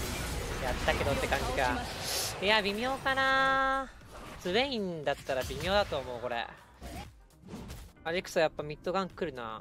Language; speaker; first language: Japanese; native; Japanese